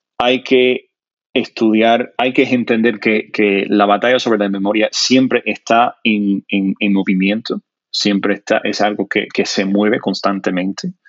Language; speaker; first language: Spanish; non-native, fluent; English